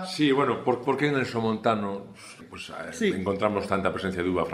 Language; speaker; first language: Spanish; native; Spanish